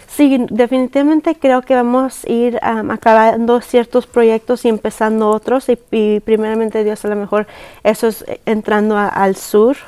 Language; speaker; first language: Spanish; early bilingual, heritage; Spanish